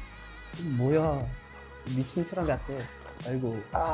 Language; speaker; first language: Korean; non-native, fluent; English